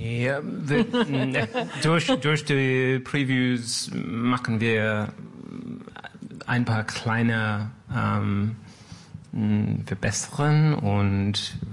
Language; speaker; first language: German; non-native, learner; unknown